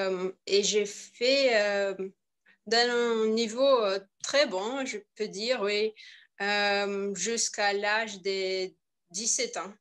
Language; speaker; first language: French; non-native, learner; Russian